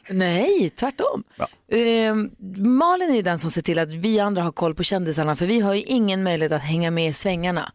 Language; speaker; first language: Swedish; native; Swedish